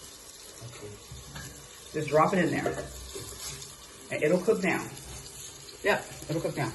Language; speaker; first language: English; native; English